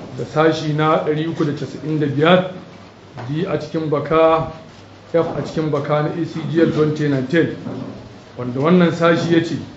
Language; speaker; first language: Hausa; native; Hausa